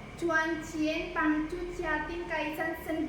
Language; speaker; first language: Chinese; non-native, learner; Indonesian